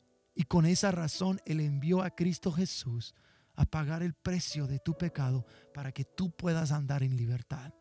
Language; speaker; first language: Spanish; non-native, fluent; English